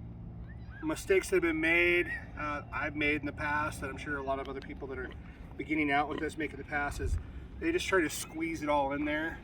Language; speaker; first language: English; native; English